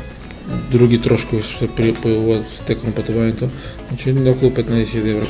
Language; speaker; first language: Macedonian; native; Macedonian